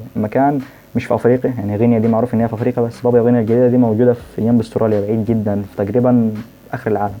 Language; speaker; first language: Arabic; native; Arabic